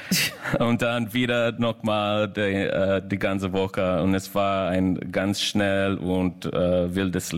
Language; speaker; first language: German; non-native, learner; English